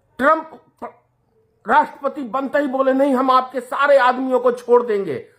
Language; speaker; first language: Hindi; native; Hindi